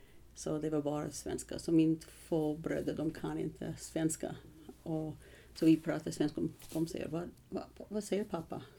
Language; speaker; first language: Swedish; non-native, learner; English